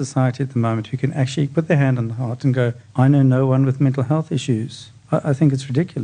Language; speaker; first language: English; native; English